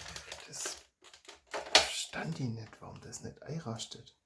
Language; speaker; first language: German; native; German